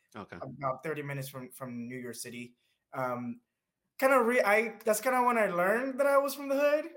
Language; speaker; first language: English; early bilingual, other home language; Spanish